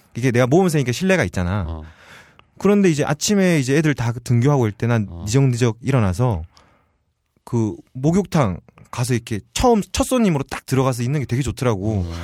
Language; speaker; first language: Korean; native; Korean